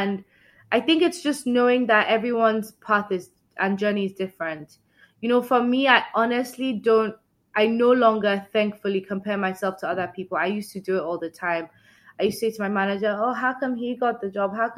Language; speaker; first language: English; non-native, local second language; Yoruba